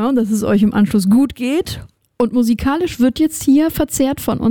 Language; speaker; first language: German; native; German